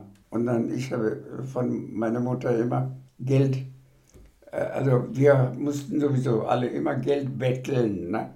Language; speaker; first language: German; non-native, fluent; Bangla